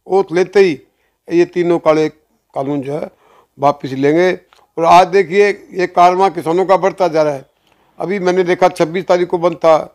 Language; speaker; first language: Hindi; native; Hindi